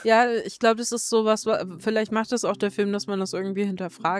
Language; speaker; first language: German; native; German